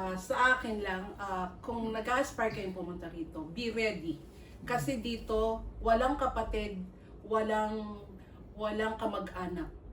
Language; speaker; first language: Filipino; native; Filipino